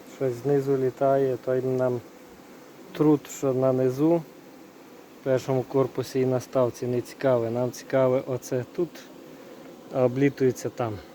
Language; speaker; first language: Ukrainian; native; Ukrainian